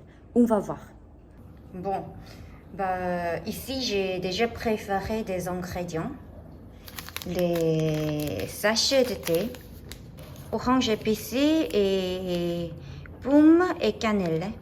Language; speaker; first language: French; non-native, learner; Korean